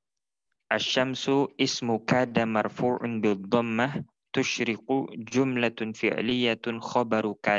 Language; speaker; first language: Arabic; non-native, learner; Indonesian